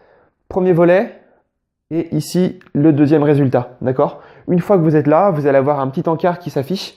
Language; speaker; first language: French; native; French